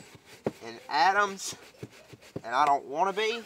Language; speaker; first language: English; native; English